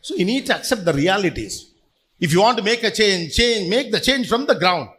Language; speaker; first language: English; non-native, local second language; Tamil